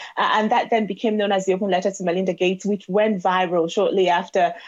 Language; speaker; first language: English; non-native, local second language; Igbo